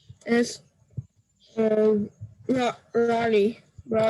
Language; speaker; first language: English; non-native, learner; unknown